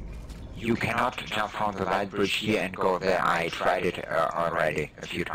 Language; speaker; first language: English; non-native, learner; German